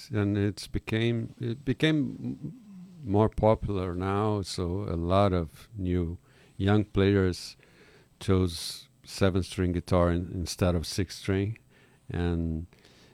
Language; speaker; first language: English; non-native, fluent; Portuguese